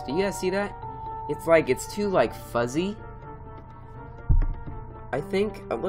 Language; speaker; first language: English; native; English